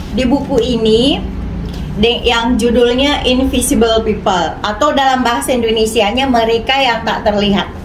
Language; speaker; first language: Indonesian; non-native, local second language; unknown